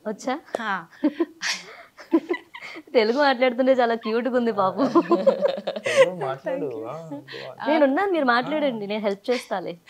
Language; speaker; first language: Telugu; native; Telugu